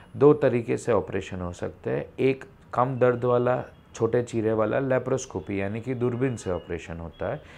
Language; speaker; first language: Hindi; non-native, local second language; Gujarati